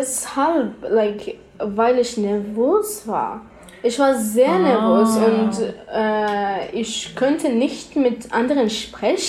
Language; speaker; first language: German; non-native, learner; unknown